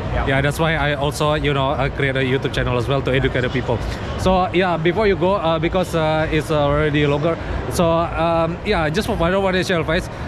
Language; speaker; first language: English; non-native, fluent; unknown